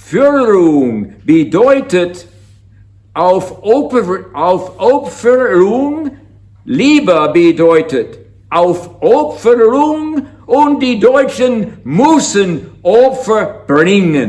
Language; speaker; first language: German; non-native, learner; English